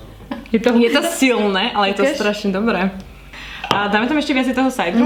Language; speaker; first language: Slovak; native; Slovak